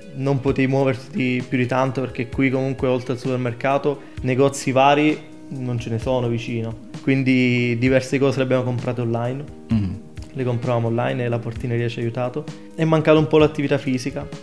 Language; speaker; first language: Italian; native; Italian